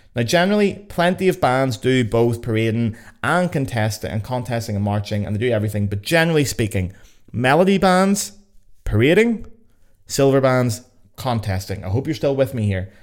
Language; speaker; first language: English; native; English